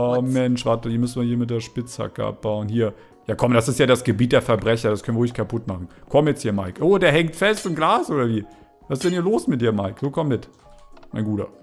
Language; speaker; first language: German; native; German